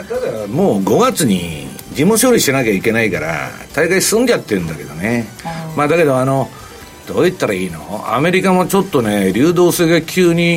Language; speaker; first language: Japanese; native; Japanese